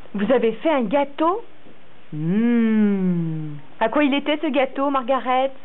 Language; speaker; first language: French; native; French